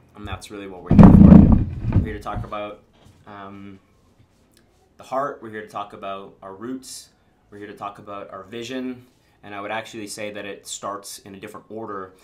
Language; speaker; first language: English; native; English